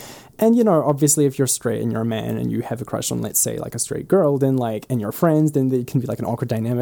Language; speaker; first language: English; native; English